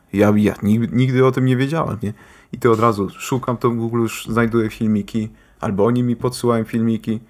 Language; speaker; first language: Polish; early bilingual, heritage; Polish